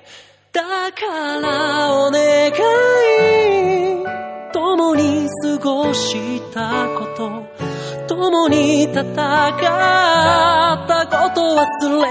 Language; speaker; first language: Japanese; native; Japanese